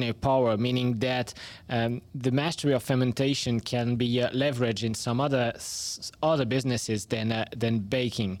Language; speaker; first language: English; non-native, fluent; French